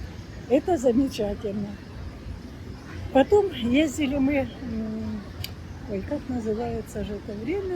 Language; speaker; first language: Russian; native; Russian